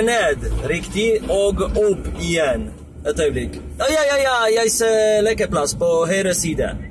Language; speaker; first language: Swedish; non-native, learner; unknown